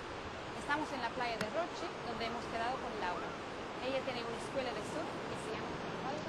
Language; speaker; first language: Spanish; non-native, fluent; English